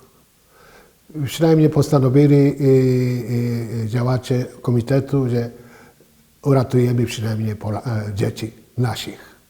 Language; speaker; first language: Polish; non-native, fluent; Japanese